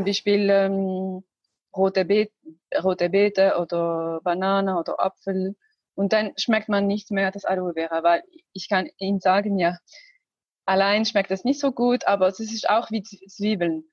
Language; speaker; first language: German; non-native, learner; Arabic